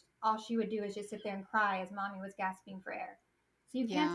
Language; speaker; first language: English; native; English